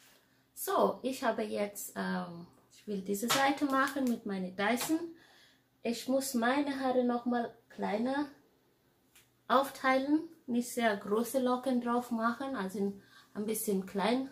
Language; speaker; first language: German; non-native, fluent; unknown